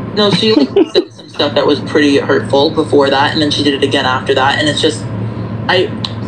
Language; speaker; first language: English; native; English